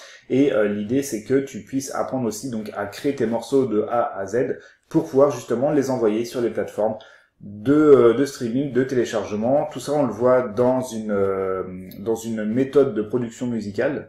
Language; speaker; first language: French; native; French